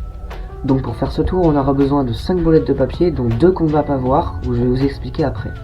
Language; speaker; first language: French; native; French